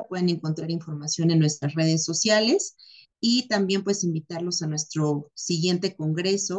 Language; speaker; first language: Spanish; native; Spanish